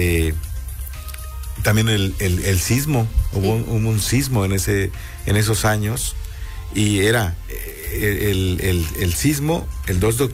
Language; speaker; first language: Spanish; native; Spanish